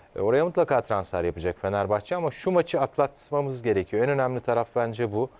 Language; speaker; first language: Turkish; native; Turkish